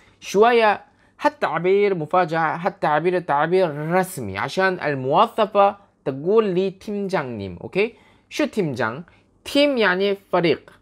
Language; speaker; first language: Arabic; non-native, fluent; Korean